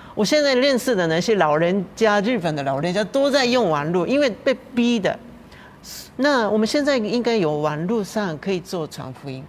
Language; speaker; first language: Chinese; non-native, fluent; Japanese